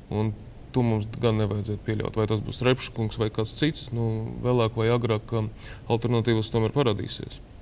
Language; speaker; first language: Latvian; non-native, local second language; Russian